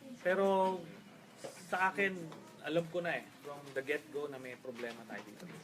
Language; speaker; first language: Filipino; native; Filipino